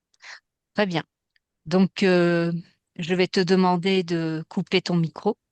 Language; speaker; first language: French; native; French